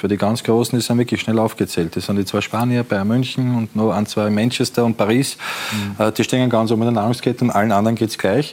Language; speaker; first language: German; native; German